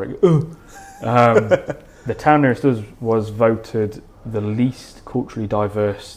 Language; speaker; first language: English; native; English